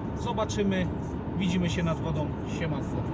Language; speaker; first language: Polish; native; Polish